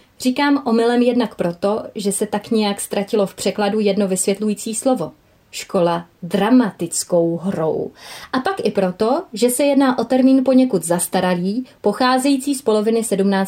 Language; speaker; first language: Czech; native; Czech